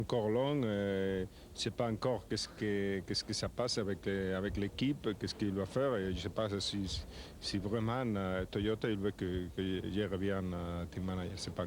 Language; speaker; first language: French; non-native, learner; Spanish